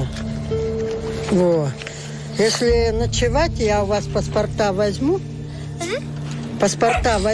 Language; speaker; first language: Russian; native; Russian